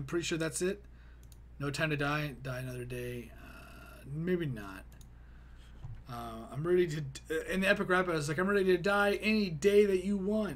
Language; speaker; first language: English; native; English